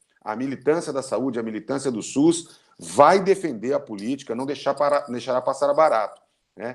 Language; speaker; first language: Portuguese; native; Portuguese